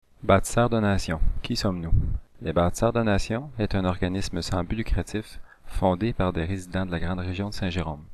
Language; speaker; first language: French; native; French